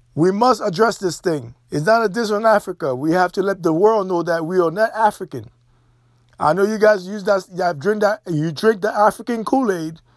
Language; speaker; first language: English; non-native, fluent; Haitian Creole